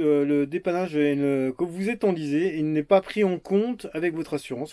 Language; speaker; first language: French; native; French